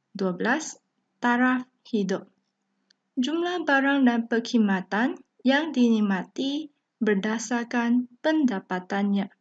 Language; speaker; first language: Malay; non-native, local second language; Chinese